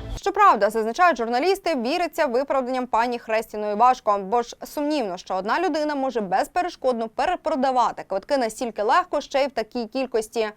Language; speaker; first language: Ukrainian; native; Ukrainian